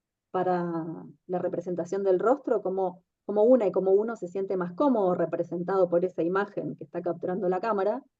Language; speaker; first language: Spanish; native; Spanish